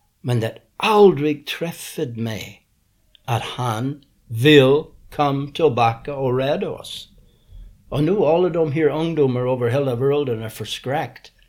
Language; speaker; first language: Swedish; non-native, fluent; English